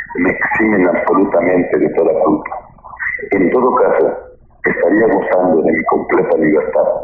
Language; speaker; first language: Spanish; native; Spanish